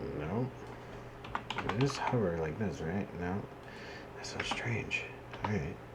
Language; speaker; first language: English; native; English